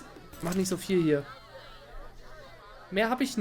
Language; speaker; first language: German; native; German